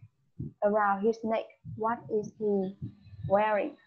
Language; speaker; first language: English; non-native, learner; Vietnamese